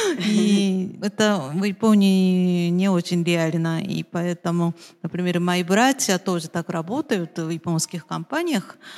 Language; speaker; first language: Russian; non-native, fluent; Japanese